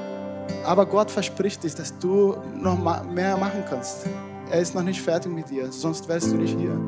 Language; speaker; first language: German; non-native, fluent; Portuguese